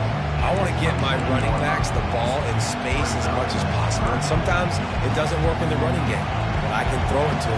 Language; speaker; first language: English; native; English